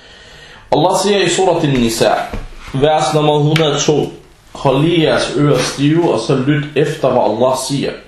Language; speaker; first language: Danish; non-native, fluent; Arabic